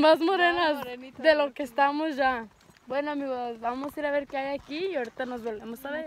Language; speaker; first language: Spanish; early bilingual, heritage; Spanish